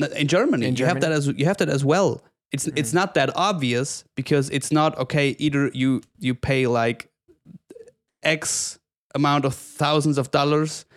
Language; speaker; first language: English; non-native, fluent; German